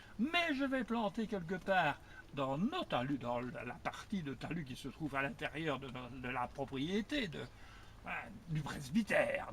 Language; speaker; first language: French; native; French